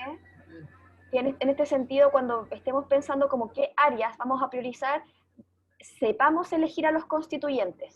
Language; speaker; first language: Spanish; native; Spanish